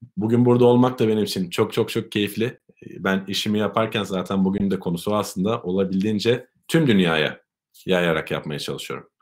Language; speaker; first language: Turkish; native; Turkish